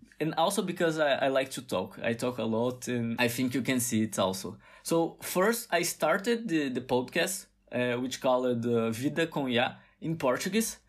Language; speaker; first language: English; non-native, fluent; Portuguese